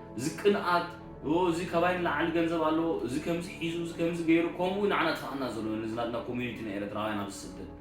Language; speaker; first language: Tigrinya; early bilingual, heritage; Tigrinya